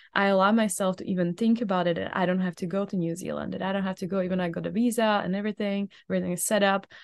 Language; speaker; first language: English; non-native, fluent; Czech